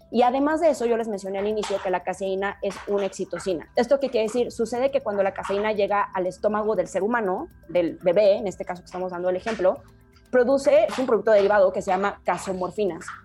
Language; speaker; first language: Spanish; native; Spanish